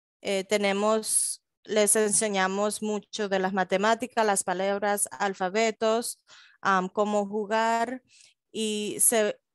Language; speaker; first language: Spanish; early bilingual, heritage; Spanish